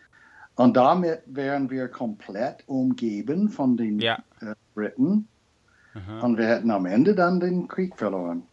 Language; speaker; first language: German; non-native, fluent; English